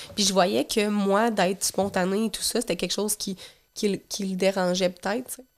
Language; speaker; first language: French; native; French